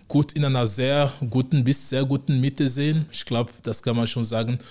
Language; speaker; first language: German; non-native, fluent; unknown